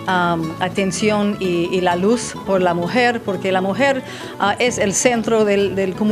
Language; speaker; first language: Spanish; early bilingual, heritage; English